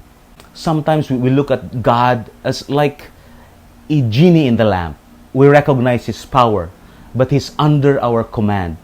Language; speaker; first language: English; non-native, local second language; Filipino